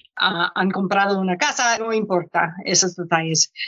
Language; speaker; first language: Spanish; non-native, fluent; English